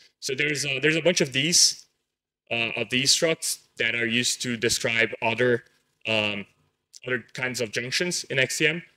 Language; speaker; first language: English; non-native, fluent; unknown